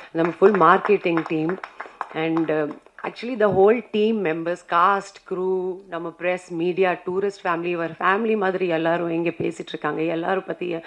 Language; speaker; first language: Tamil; non-native, fluent; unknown